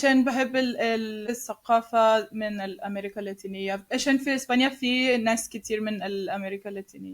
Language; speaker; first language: Arabic; non-native, learner; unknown